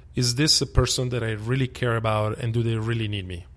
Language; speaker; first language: English; early bilingual, other home language; Italian